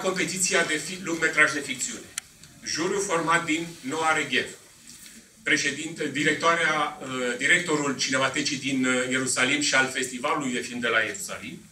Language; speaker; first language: Romanian; native; Romanian